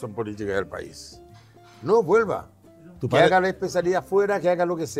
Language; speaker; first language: Spanish; non-native, fluent; Haitian Creole